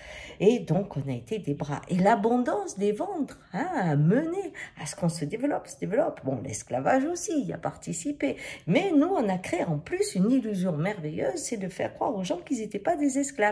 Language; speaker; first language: French; native; French